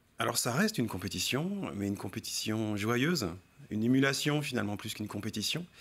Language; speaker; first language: French; native; French